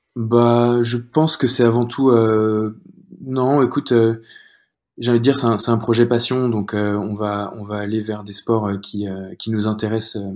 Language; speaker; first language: French; native; French